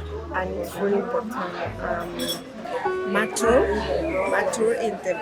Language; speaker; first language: English; non-native, learner; Spanish